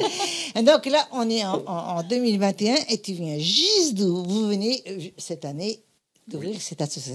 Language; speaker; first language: French; native; French